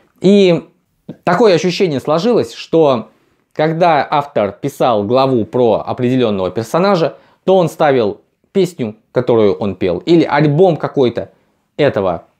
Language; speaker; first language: Russian; native; Russian